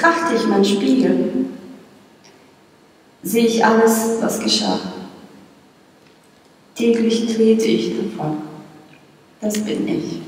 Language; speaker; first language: German; non-native, fluent; Bosnian